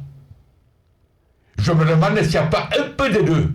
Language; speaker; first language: French; native; French